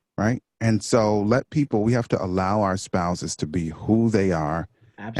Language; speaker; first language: English; native; English